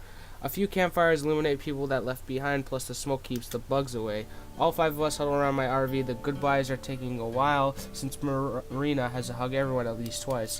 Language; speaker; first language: English; native; English